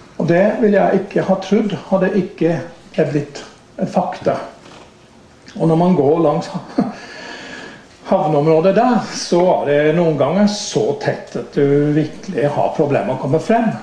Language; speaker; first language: Norwegian; non-native, fluent; English